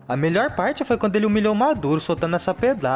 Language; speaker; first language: Portuguese; native; Portuguese